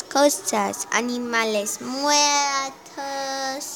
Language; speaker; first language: Spanish; non-native, learner; German